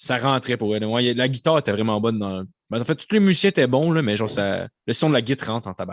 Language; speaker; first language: French; native; French